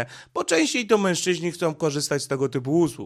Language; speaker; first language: Polish; native; Polish